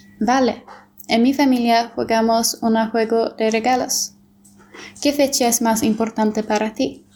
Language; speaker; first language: Spanish; non-native, learner; Swedish